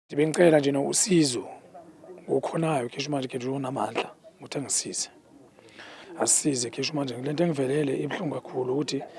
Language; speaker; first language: Zulu; native; Zulu